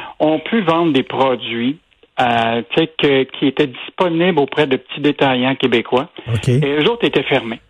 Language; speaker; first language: French; native; French